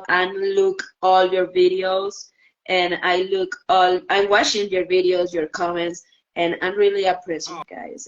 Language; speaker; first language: English; non-native, learner; Spanish